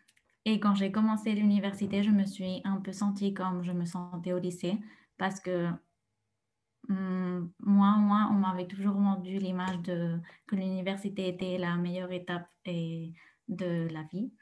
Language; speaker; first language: French; non-native, fluent; Spanish